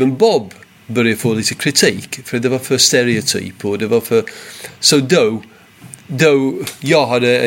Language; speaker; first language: Swedish; non-native, fluent; English